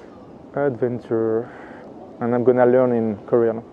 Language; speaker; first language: English; non-native, fluent; French